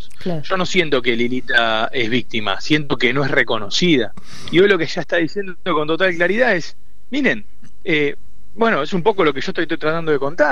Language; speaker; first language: Spanish; native; Spanish